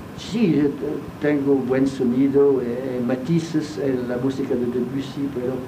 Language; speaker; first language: Spanish; non-native, fluent; French